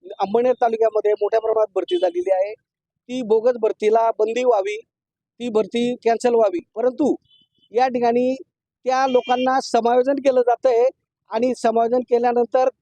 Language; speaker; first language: Marathi; native; Marathi